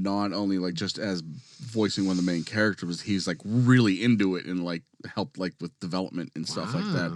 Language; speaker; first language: English; native; English